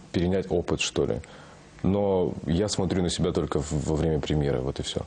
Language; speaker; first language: Russian; non-native, local second language; Kazakh